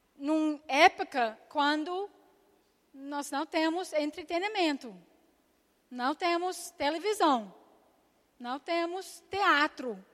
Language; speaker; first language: Portuguese; non-native, learner; English